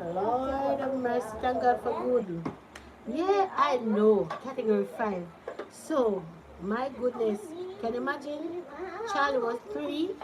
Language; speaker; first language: English; non-native, local second language; Jamaican Creole English